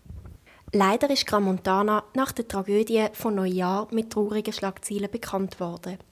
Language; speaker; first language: German; native; German